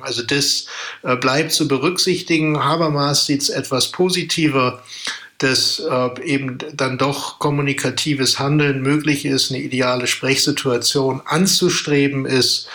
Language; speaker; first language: German; native; German